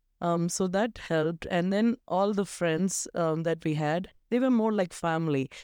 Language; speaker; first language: English; non-native, local second language; Malayalam